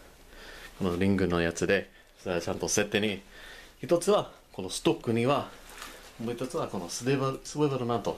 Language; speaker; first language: Japanese; non-native, learner; English